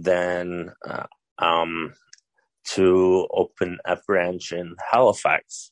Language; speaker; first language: English; non-native, fluent; Arabic